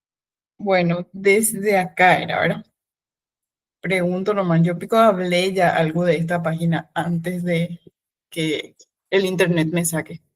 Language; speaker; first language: Spanish; native; Spanish